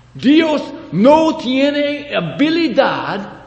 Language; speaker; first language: Spanish; non-native, learner; English